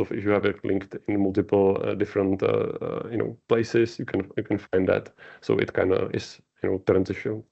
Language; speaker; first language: English; non-native, fluent; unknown